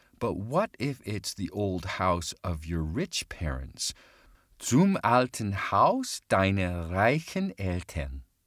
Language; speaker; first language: English; native; English